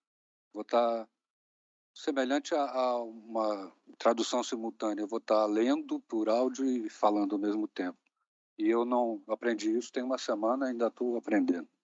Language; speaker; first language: Portuguese; native; Portuguese